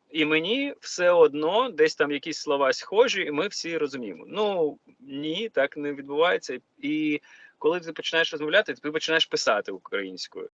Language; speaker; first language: Ukrainian; non-native, local second language; Russian